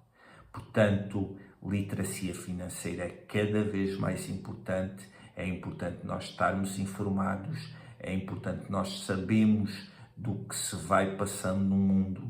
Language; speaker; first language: Portuguese; native; Portuguese